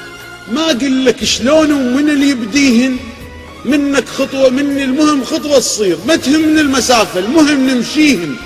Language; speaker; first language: Arabic; native; Arabic